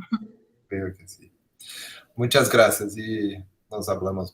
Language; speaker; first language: Spanish; non-native, fluent; Portuguese